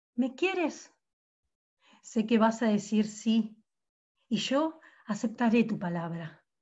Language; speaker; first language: Spanish; native; Spanish